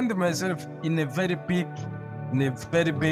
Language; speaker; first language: English; non-native, local second language; Kinyarwanda